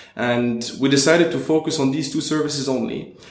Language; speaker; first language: English; non-native, fluent; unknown